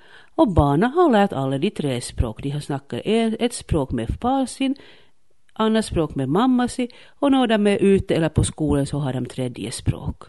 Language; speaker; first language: Norwegian; non-native, fluent; Finnish